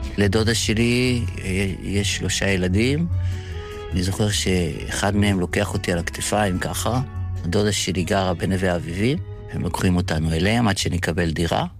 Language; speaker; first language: Hebrew; early bilingual, other home language; Yiddish